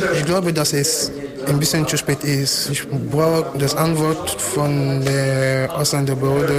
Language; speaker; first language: German; non-native, fluent; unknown